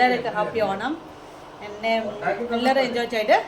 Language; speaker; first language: Malayalam; non-native, learner; Bodo